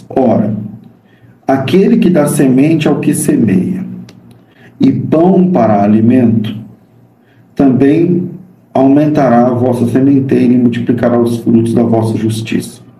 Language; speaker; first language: Portuguese; native; Portuguese